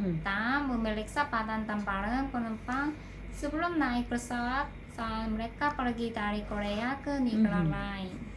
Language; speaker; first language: Indonesian; non-native, learner; Korean